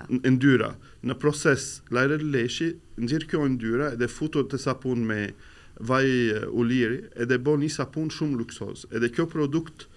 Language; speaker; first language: Albanian; non-native, fluent; Arabic